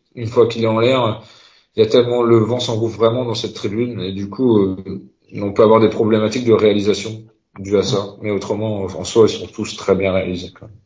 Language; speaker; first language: French; native; French